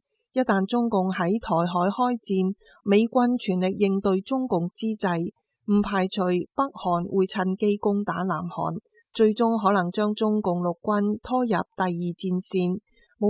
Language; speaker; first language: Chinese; non-native, local second language; Cantonese